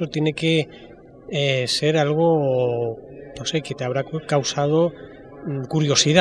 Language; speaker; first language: Spanish; native; Spanish